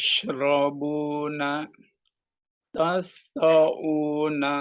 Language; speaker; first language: Arabic; non-native, learner; Indonesian